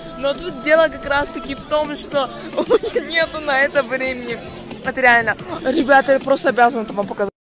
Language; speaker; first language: Russian; non-native, local second language; Azerbaijani